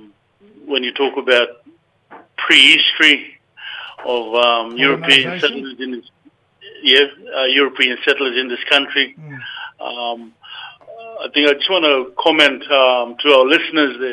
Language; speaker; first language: English; native; English